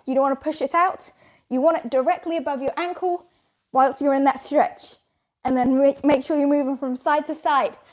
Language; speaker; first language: English; native; English